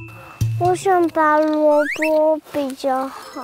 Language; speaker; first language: Chinese; early bilingual, heritage; Chinese